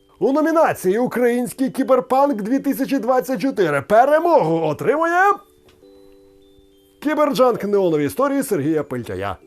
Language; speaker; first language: Ukrainian; native; Ukrainian